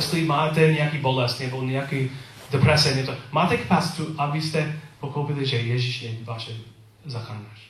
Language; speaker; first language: Czech; non-native, learner; English